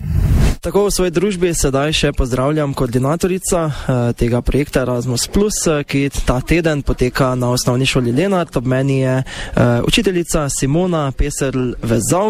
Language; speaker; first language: Slovenian; native; Slovenian